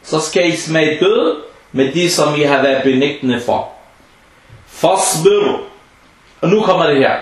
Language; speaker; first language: Danish; non-native, fluent; Arabic